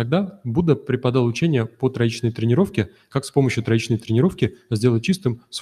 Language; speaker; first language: Russian; native; Russian